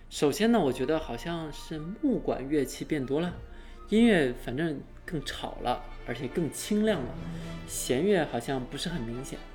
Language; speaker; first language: Chinese; native; Chinese